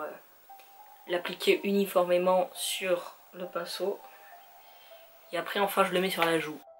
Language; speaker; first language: French; native; French